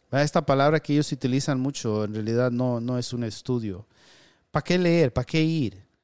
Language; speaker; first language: Spanish; early bilingual, heritage; Spanish